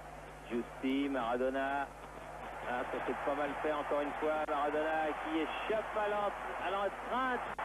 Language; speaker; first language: French; native; French